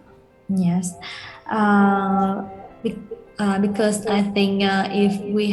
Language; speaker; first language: English; non-native, learner; Vietnamese